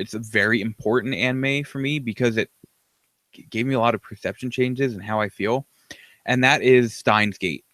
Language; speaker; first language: English; native; English